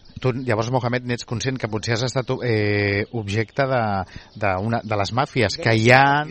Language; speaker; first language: Catalan; native; Catalan